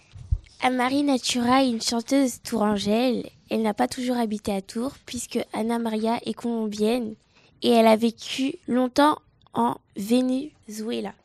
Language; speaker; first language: French; native; French